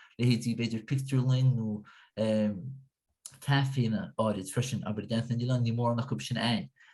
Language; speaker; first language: Irish; native; Irish